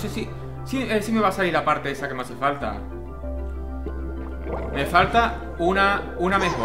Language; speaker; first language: Spanish; native; Spanish